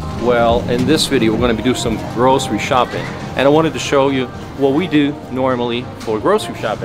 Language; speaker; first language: English; non-native, fluent; Russian